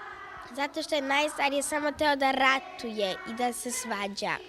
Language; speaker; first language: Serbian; early bilingual, heritage; Serbian